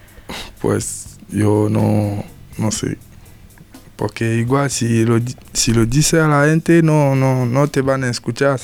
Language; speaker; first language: Spanish; non-native, learner; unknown